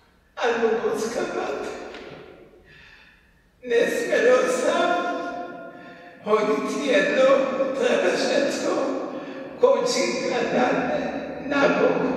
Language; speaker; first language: Slovak; early bilingual, heritage; Slovak